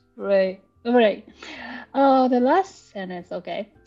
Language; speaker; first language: English; non-native, learner; Japanese